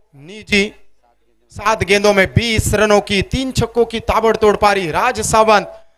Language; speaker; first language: Hindi; non-native, local second language; Marathi